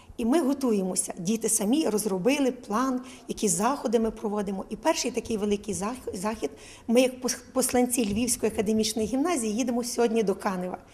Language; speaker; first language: Ukrainian; native; Ukrainian